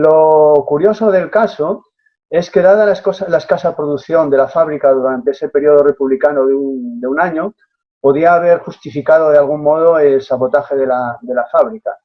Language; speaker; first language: Spanish; native; Spanish